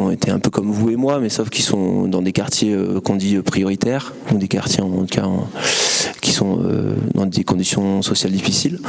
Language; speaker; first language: French; native; French